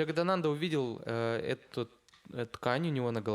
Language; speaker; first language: Russian; native; Russian